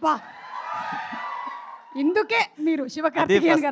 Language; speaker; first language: Telugu; native; Telugu